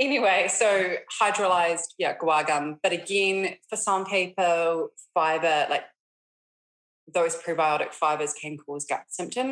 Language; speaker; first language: English; native; English